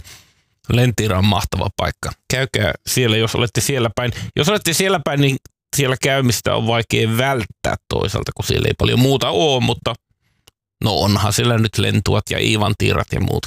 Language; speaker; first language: Finnish; native; Finnish